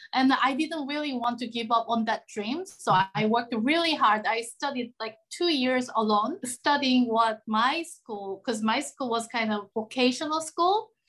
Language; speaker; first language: English; non-native, fluent; Korean